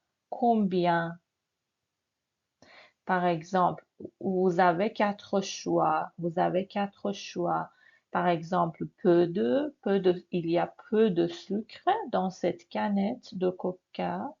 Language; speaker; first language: French; non-native, fluent; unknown